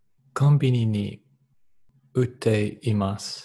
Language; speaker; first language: Japanese; non-native, learner; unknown